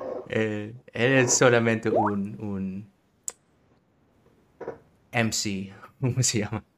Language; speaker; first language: Spanish; non-native, learner; German